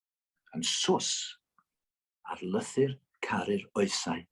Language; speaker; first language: Welsh; native; Welsh